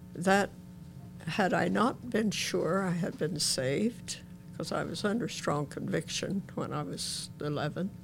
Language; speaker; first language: English; native; English